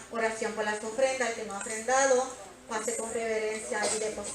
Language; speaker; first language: Spanish; native; Spanish